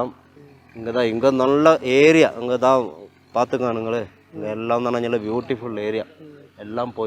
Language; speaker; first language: Tamil; non-native, local second language; Malayalam